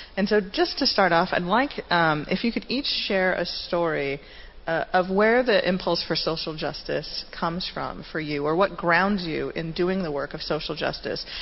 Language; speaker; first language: English; native; English